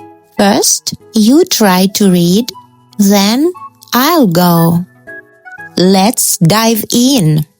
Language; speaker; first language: English; non-native, fluent; Russian